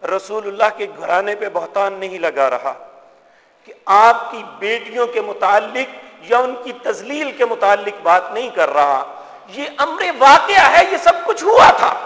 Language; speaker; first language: Urdu; non-native, local second language; Punjabi